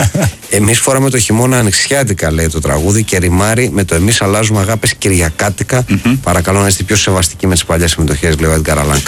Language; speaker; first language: Greek; native; Greek